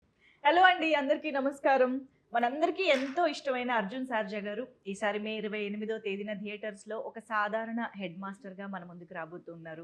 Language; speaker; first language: Telugu; native; Telugu